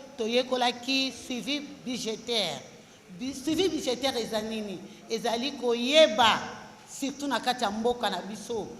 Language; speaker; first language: Lingala; native; Lingala